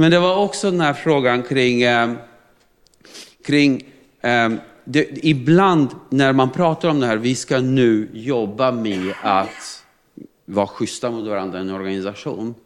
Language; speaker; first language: Swedish; non-native, fluent; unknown